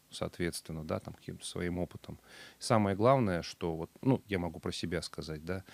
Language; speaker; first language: Russian; native; Russian